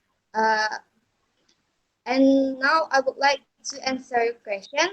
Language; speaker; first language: English; non-native, learner; Indonesian